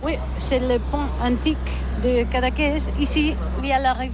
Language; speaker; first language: French; non-native, learner; Catalan